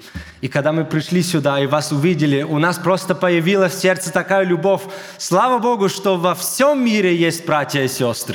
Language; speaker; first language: Russian; early bilingual, heritage; German